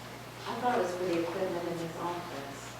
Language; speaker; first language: English; native; English